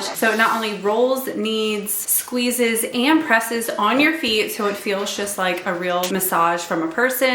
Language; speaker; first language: English; native; English